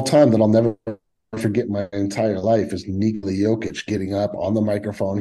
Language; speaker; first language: English; native; English